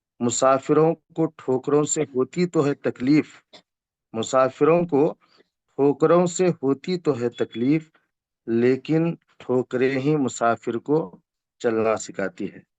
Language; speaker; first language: Hindi; non-native, local second language; Urdu